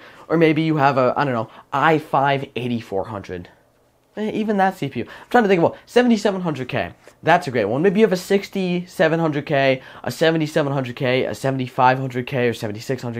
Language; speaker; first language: English; native; English